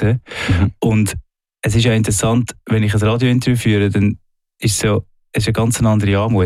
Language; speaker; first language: German; native; German